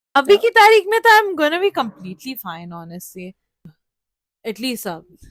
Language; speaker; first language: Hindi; early bilingual, heritage; Hindi